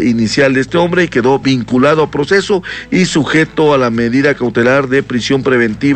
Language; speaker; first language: Spanish; native; Spanish